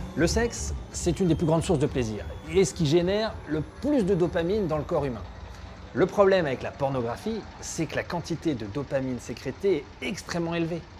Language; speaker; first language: French; native; French